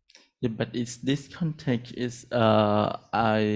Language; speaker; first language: English; non-native, learner; Thai